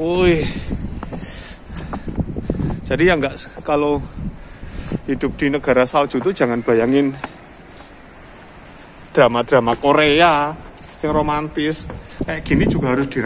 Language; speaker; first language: Indonesian; non-native, local second language; Javanese